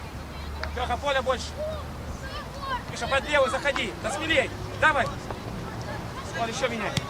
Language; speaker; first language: Russian; native; Russian